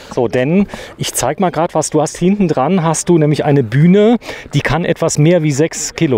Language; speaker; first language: German; native; German